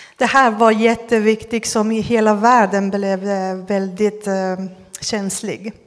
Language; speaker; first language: Swedish; non-native, fluent; Persian